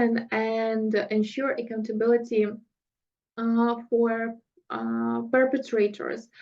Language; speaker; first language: English; non-native, fluent; Russian